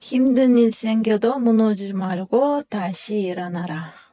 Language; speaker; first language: Korean; non-native, fluent; Kyrgyz